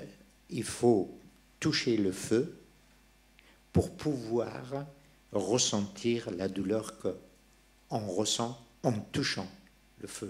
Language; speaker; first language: French; non-native, local second language; Persian